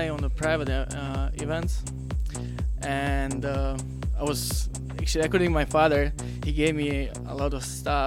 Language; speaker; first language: English; non-native, learner; Slovak